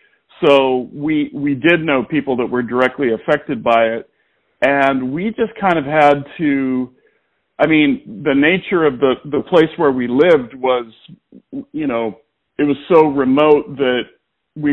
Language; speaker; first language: English; native; English